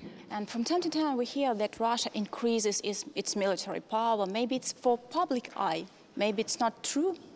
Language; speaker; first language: English; non-native, fluent; Ukrainian